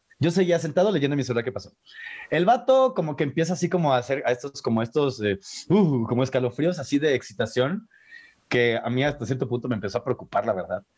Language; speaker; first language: Spanish; native; Spanish